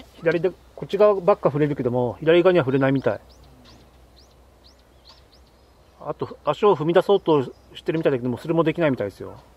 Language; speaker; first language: Japanese; native; Japanese